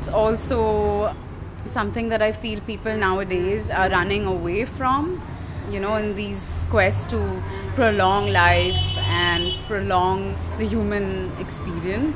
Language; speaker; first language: English; non-native, local second language; Hindi